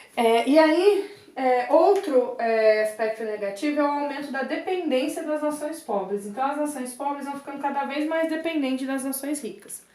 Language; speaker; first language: Portuguese; native; Portuguese